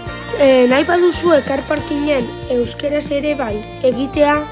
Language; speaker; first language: Basque; non-native, local second language; Spanish